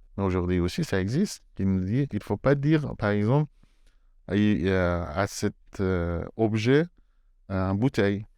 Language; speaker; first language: French; non-native, fluent; Persian